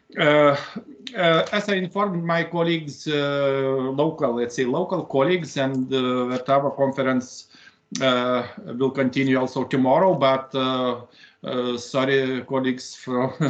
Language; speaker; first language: English; non-native, fluent; Lithuanian